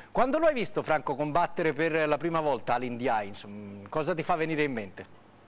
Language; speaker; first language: Italian; native; Italian